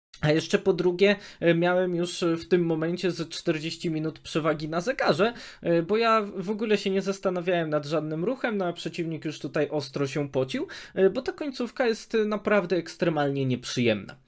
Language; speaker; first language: Polish; native; Polish